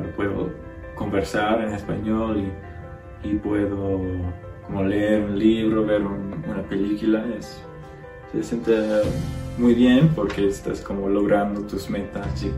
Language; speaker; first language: Spanish; non-native, fluent; English